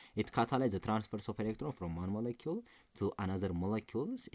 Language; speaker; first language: English; non-native, local second language; Amharic